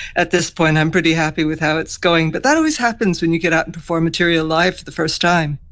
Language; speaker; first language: English; native; English